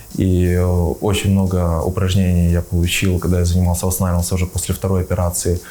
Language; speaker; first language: Russian; native; Russian